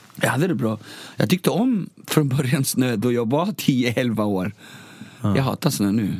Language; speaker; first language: Swedish; early bilingual, other home language; Spanish